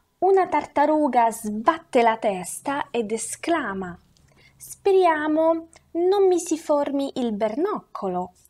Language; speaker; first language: Italian; non-native, fluent; Russian